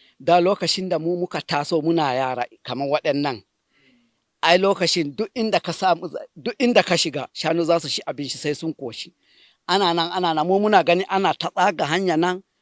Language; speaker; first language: Hausa; non-native, local second language; Fula